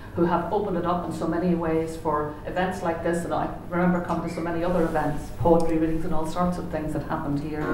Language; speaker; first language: English; native; English